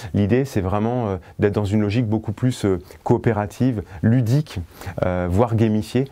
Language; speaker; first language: French; native; French